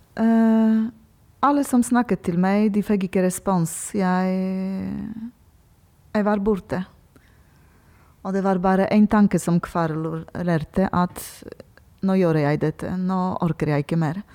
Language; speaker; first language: Norwegian; non-native, learner; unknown